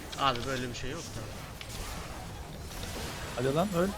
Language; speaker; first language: Turkish; native; Turkish